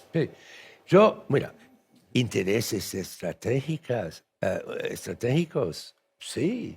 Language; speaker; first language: Spanish; non-native, fluent; English